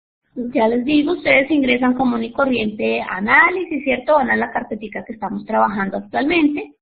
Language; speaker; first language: Spanish; native; Spanish